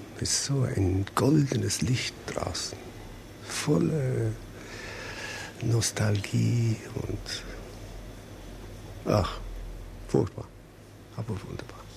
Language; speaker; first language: German; non-native, fluent; English